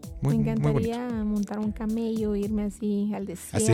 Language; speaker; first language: Spanish; native; Spanish